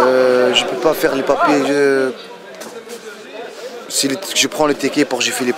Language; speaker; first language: French; non-native, learner; Arabic